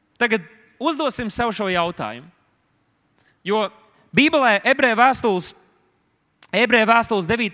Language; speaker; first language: Latvian; native; Latvian